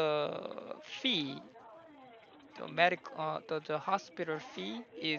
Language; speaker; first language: English; non-native, learner; Korean